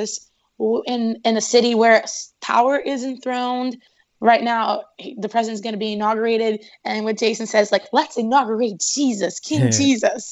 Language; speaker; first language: English; non-native, fluent; Portuguese